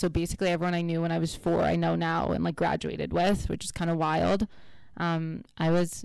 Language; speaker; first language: English; non-native, fluent; Hebrew